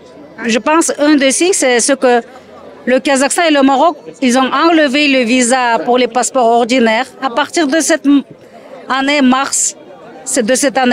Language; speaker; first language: French; non-native, fluent; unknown